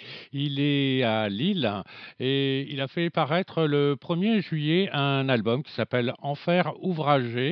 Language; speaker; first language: French; native; French